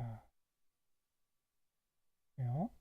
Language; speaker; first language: Korean; native; Korean